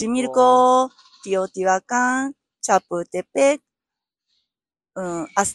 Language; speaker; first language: Spanish; non-native, learner; Japanese